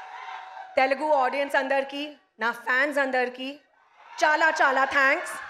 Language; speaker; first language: Telugu; non-native, local second language; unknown